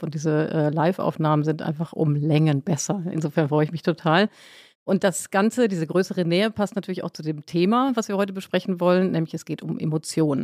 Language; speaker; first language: German; native; German